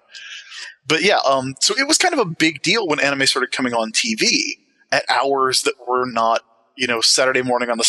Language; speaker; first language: English; native; English